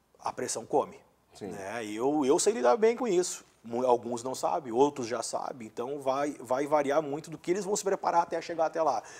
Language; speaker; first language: Portuguese; native; Portuguese